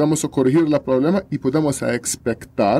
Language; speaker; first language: Spanish; non-native, learner; Russian